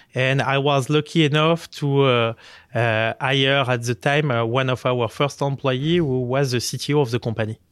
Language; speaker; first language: English; non-native, fluent; French